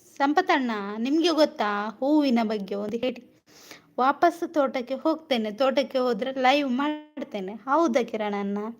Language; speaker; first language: Kannada; native; Kannada